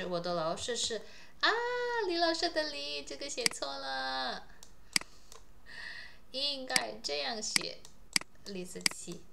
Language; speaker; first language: Chinese; non-native, fluent; Indonesian